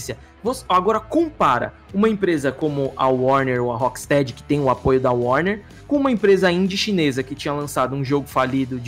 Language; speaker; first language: Portuguese; native; Portuguese